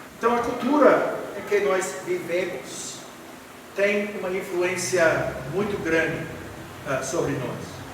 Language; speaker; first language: Portuguese; non-native, fluent; English